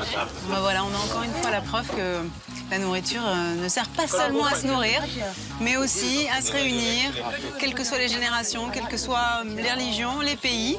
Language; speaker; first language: French; native; French